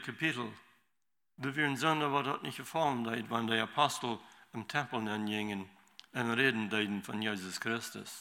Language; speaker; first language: German; non-native, learner; Low German